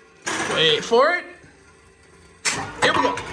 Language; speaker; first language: English; native; English